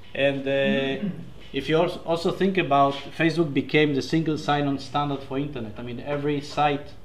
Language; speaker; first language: English; non-native, fluent; Hebrew